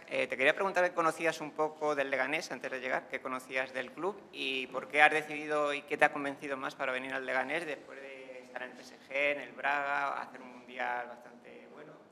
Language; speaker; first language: Spanish; native; Spanish